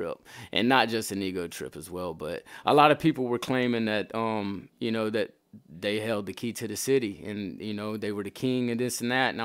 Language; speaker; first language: English; native; English